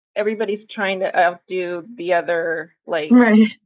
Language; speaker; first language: English; native; English